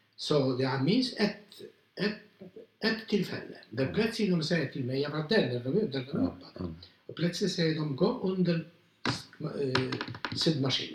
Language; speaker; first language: Swedish; non-native, fluent; Polish